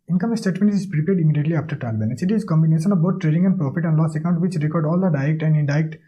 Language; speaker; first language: English; non-native, local second language; Nepali